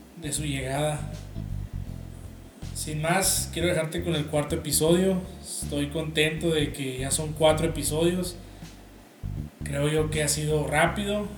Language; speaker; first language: Spanish; native; Spanish